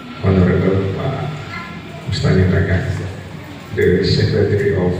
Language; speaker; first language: English; non-native, fluent; Indonesian